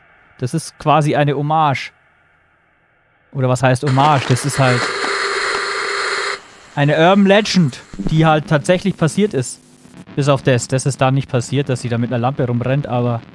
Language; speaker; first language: German; native; German